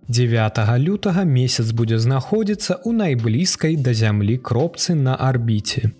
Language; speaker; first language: Belarusian; native; Belarusian